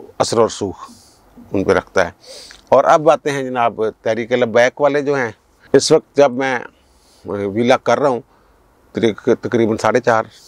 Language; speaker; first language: Urdu; non-native, local second language; Punjabi